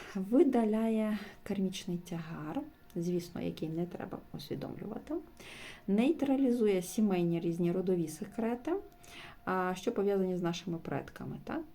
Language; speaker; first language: Ukrainian; non-native, local second language; Russian